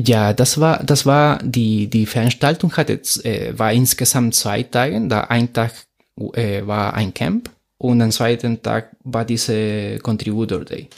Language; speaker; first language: German; non-native, fluent; Spanish